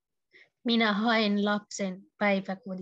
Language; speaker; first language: Finnish; non-native, learner; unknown